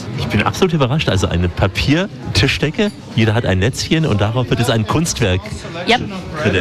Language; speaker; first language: German; native; German